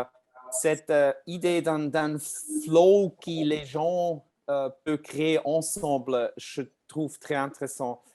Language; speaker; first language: French; non-native, learner; German